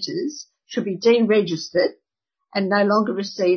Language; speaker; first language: English; native; English